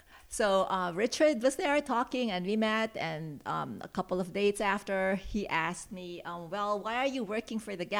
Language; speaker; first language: English; non-native, local second language; Filipino